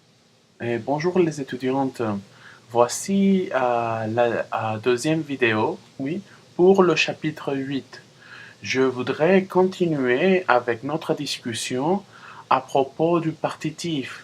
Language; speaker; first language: French; non-native, fluent; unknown